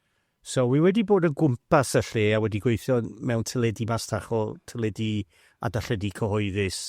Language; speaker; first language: Welsh; non-native, fluent; English